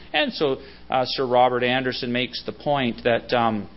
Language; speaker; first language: English; native; English